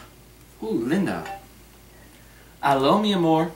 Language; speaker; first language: Spanish; non-native, learner; English